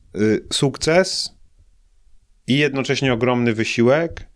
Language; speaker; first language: Polish; native; Polish